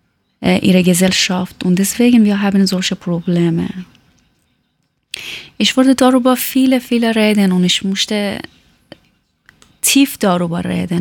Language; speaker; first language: German; non-native, learner; Persian